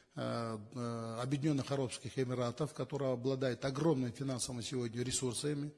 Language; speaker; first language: Russian; non-native, local second language; Kazakh